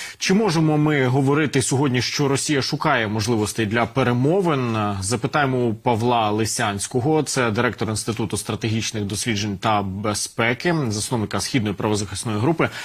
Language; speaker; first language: Ukrainian; native; Ukrainian